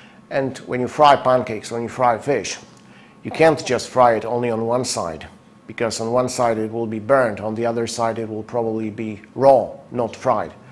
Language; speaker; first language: English; non-native, fluent; Polish